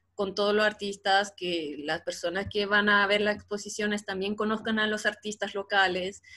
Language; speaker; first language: Spanish; native; Spanish